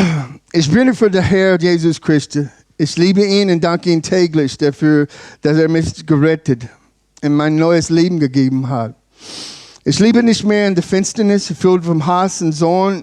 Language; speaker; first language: German; non-native, learner; English